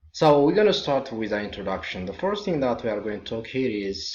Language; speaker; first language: English; non-native, local second language; Amharic